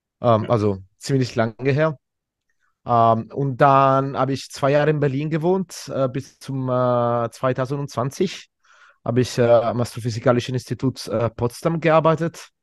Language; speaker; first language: German; non-native, fluent; Italian